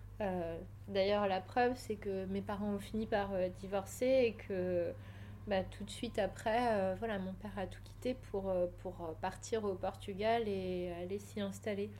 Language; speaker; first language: French; early bilingual, other home language; Portuguese